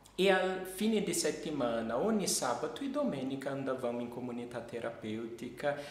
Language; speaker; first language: Italian; non-native, fluent; Portuguese